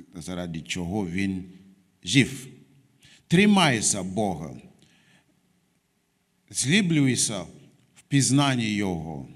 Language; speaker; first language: Ukrainian; non-native, fluent; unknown